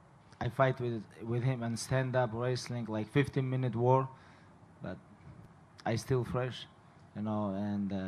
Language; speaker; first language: English; non-native, fluent; Russian